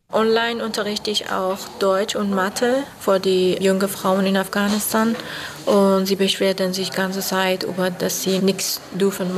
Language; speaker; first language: German; non-native, fluent; Persian